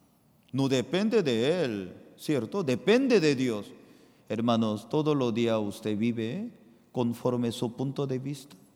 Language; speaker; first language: Spanish; non-native, fluent; Korean